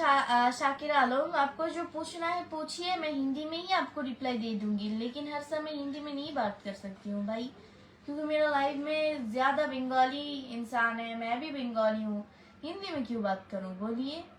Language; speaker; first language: Hindi; non-native, learner; Bangla